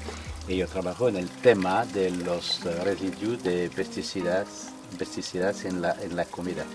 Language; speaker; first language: Spanish; non-native, learner; French